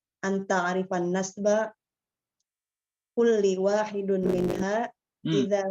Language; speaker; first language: Arabic; non-native, learner; Indonesian